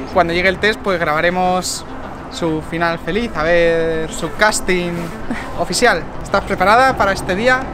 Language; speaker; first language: Spanish; native; Spanish